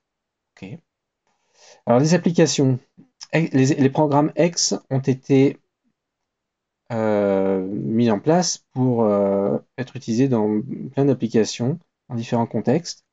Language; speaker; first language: French; native; French